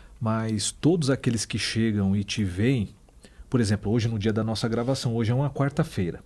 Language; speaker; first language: Portuguese; native; Portuguese